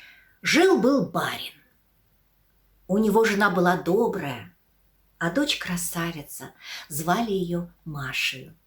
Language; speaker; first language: Russian; native; Russian